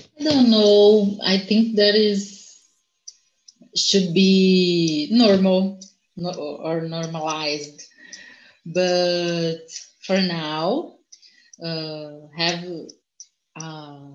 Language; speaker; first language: English; non-native, learner; Portuguese